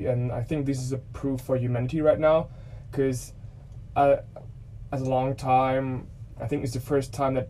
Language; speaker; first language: English; non-native, fluent; German